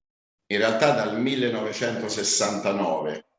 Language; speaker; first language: Italian; non-native, fluent; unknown